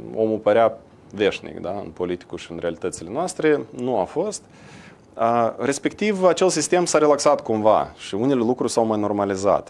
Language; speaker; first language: Romanian; native; Romanian